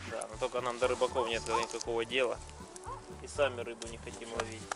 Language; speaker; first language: Russian; native; Russian